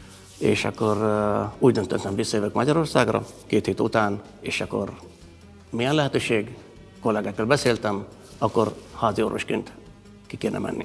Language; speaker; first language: Hungarian; non-native, fluent; Arabic